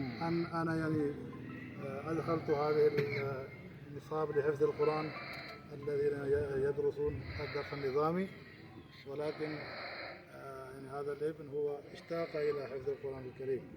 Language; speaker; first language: Arabic; non-native, learner; Urdu